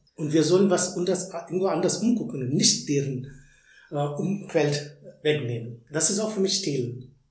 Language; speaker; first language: German; non-native, fluent; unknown